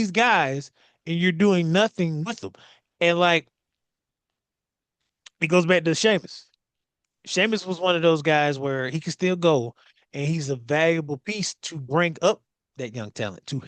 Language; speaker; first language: English; native; English